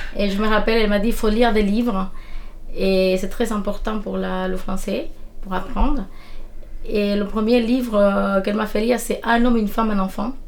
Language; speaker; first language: French; non-native, fluent; Spanish